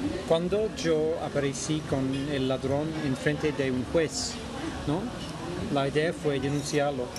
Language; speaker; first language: Spanish; non-native, fluent; English